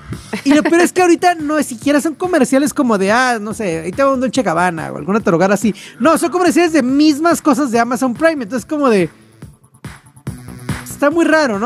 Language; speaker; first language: Spanish; native; Spanish